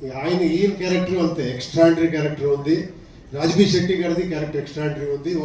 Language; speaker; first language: Telugu; non-native, fluent; Kannada